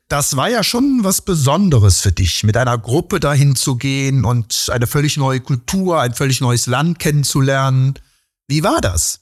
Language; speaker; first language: German; native; German